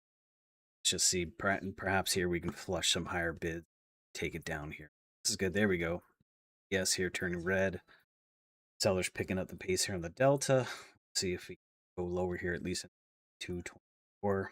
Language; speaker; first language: English; native; English